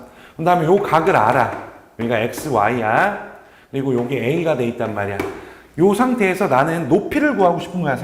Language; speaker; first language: Korean; native; Korean